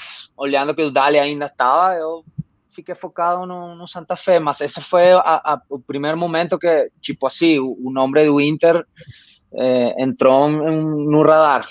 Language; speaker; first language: Portuguese; non-native, fluent; Spanish